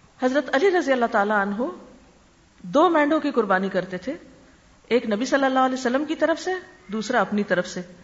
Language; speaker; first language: Urdu; native; Urdu